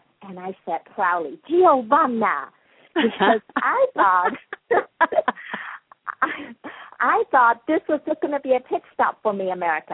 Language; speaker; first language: English; non-native, local second language; Cantonese